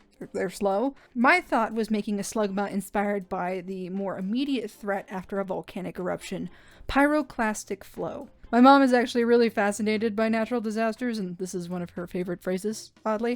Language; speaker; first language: English; native; English